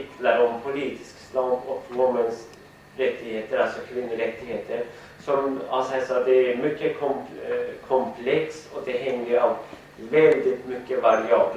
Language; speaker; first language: Swedish; non-native, fluent; Persian